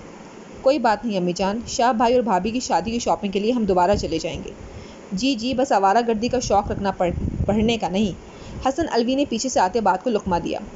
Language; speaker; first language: Urdu; native; Urdu